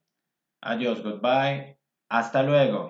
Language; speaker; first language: Spanish; non-native, fluent; English